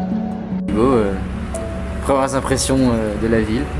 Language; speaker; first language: French; native; French